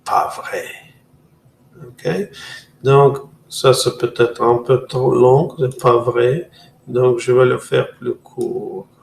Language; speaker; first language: French; non-native, fluent; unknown